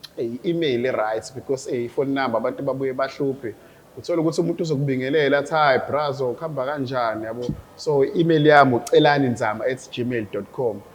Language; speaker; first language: Zulu; native; Zulu